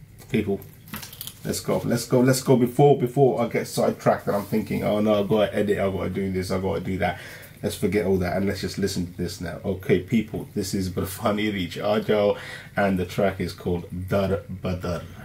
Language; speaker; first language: English; early bilingual, other home language; Urdu